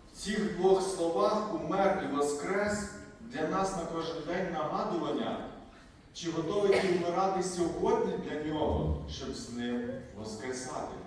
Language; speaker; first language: Ukrainian; native; Ukrainian